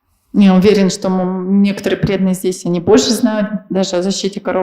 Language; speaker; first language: Russian; native; Russian